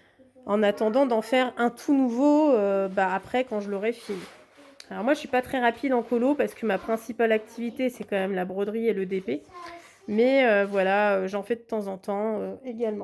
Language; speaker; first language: French; native; French